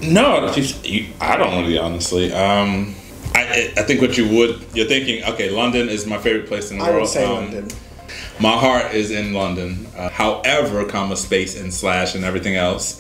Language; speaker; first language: English; native; English